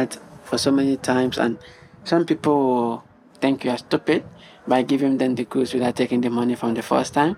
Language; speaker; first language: English; non-native, local second language; Igbo